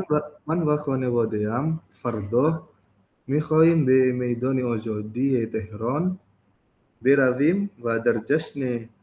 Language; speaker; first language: Persian; non-native, learner; Indonesian